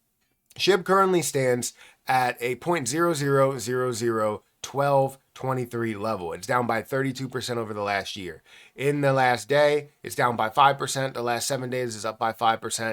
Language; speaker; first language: English; native; English